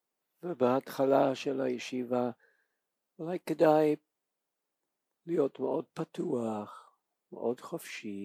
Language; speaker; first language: Hebrew; non-native, fluent; English